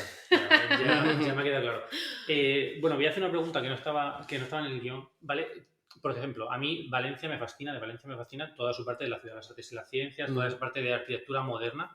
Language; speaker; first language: Spanish; native; Spanish